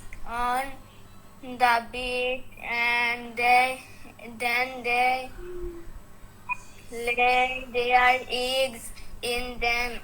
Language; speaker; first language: English; non-native, learner; Bangla